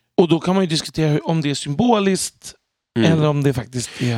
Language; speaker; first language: Swedish; native; Swedish